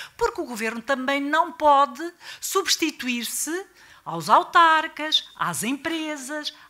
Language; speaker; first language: Portuguese; native; Portuguese